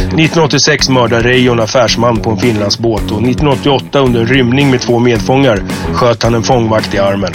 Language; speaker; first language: Swedish; native; Swedish